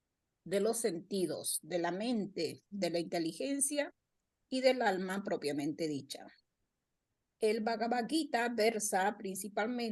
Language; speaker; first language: Spanish; native; Spanish